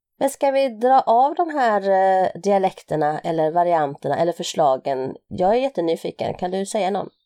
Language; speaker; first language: Swedish; native; Swedish